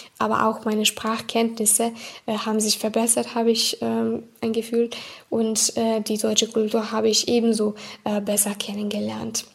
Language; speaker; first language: German; non-native, fluent; Serbian